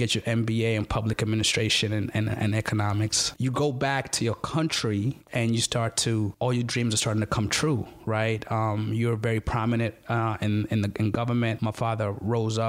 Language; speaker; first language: English; non-native, local second language; Ganda